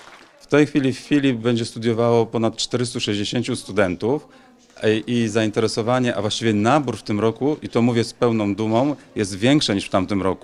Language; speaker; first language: Polish; native; Polish